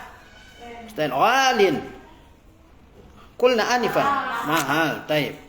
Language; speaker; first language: Arabic; non-native, fluent; Indonesian